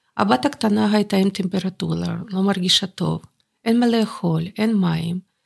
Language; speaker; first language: Hebrew; non-native, fluent; Russian